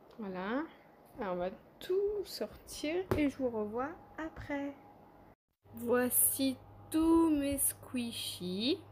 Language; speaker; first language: French; native; French